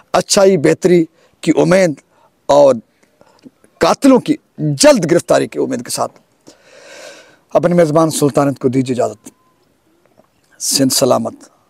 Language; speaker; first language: Urdu; non-native, local second language; Sindhi